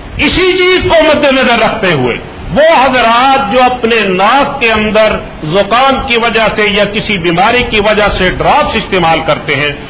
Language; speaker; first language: Urdu; native; Urdu